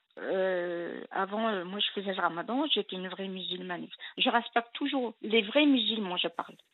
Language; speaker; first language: French; non-native, local second language; Arabic